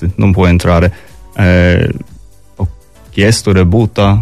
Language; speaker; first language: Italian; non-native, learner; English